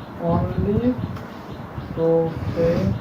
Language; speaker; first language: English; non-native, local second language; Bangla